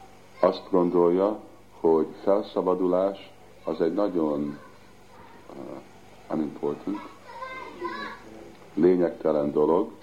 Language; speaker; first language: Hungarian; early bilingual, heritage; Hungarian